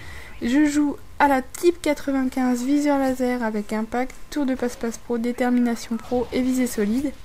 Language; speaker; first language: French; native; French